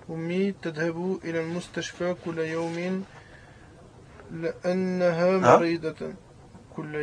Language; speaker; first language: Arabic; non-native, learner; French